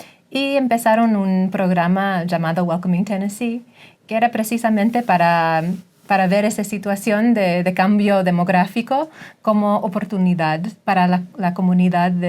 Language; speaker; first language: Spanish; non-native, fluent; English